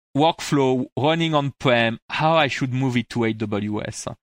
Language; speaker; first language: English; non-native, fluent; French